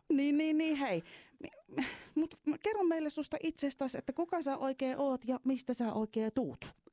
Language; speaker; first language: Finnish; native; Finnish